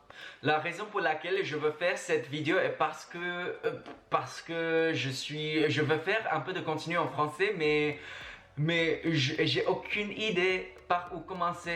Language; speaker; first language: French; non-native, fluent; Chinese